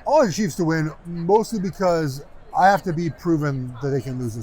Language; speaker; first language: English; native; English